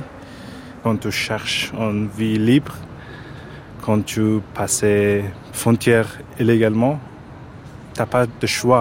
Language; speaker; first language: French; non-native, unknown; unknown